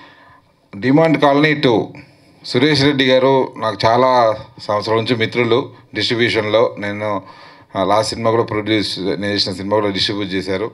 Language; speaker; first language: Telugu; native; Telugu